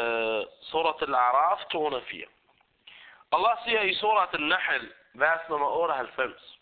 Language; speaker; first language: Danish; early bilingual, other home language; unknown